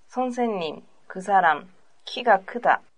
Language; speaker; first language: Korean; non-native, learner; Japanese